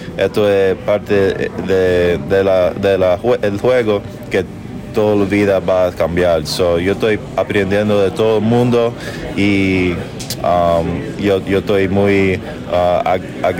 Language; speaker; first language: Spanish; early bilingual, heritage; English